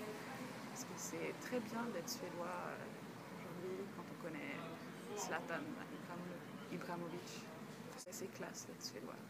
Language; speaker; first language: French; non-native, fluent; Swedish